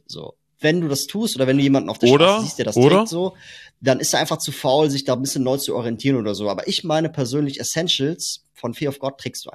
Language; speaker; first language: German; native; German